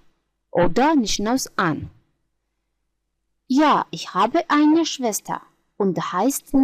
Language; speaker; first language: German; non-native, fluent; Georgian